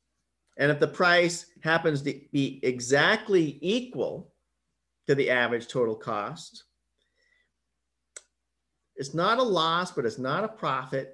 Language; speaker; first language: English; native; English